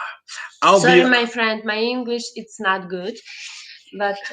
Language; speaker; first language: English; non-native, learner; Ukrainian